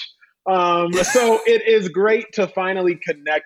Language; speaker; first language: English; native; English